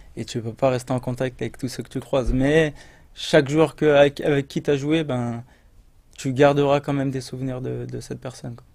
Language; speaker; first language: French; native; French